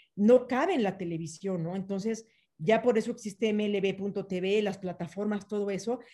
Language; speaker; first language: Spanish; native; Spanish